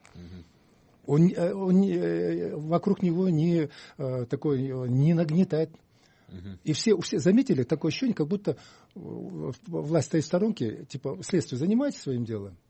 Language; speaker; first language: Russian; non-native, local second language; Kyrgyz